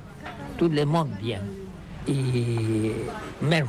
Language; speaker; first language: French; non-native, learner; Catalan